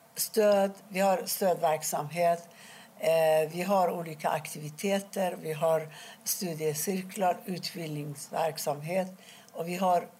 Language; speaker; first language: Swedish; non-native, fluent; Persian